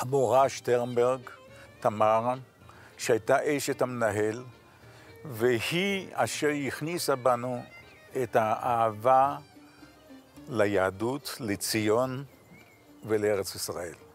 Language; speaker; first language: Hebrew; non-native, fluent; Yiddish